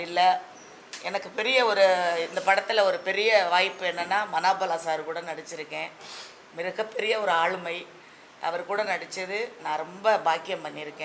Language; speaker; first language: Tamil; native; Tamil